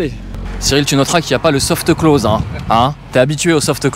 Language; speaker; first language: French; native; French